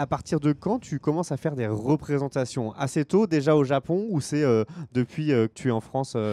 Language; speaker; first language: French; native; French